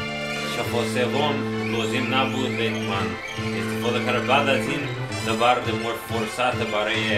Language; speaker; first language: Persian; non-native, learner; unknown